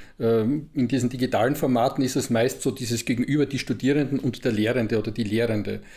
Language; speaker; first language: German; native; German